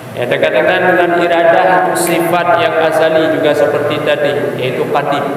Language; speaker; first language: Malay; non-native, local second language; Achinese